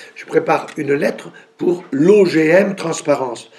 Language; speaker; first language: French; native; French